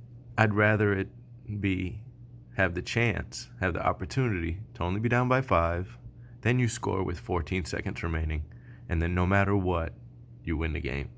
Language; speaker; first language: English; native; English